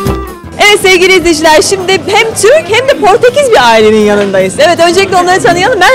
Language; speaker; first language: Turkish; native; Turkish